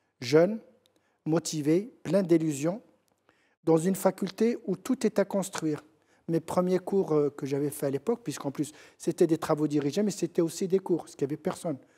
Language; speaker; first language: French; non-native, local second language; Central Atlas Tamazight